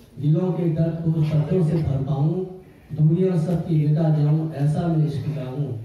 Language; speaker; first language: Hindi; non-native, local second language; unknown